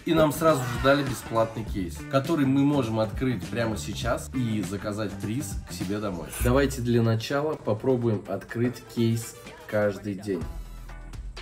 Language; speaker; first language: Russian; native; Russian